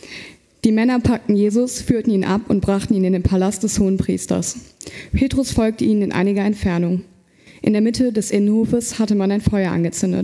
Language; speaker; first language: German; native; German